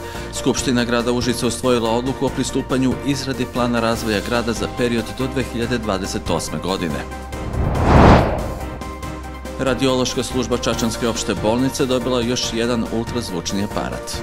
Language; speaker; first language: Serbian; native; Serbian